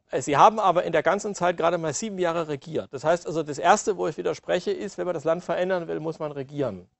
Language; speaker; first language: German; native; German